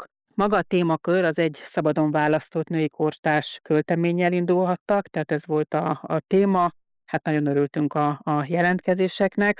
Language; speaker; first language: Hungarian; native; Hungarian